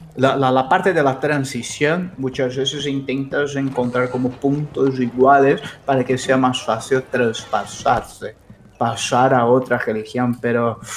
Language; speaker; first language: Spanish; non-native, fluent; Portuguese